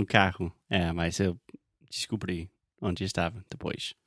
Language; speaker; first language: Portuguese; non-native, fluent; English